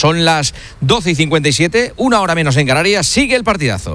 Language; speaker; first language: Spanish; native; Spanish